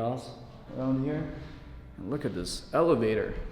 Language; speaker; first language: English; early bilingual, heritage; English